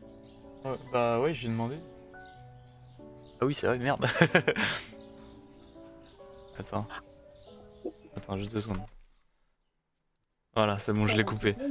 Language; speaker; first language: French; native; French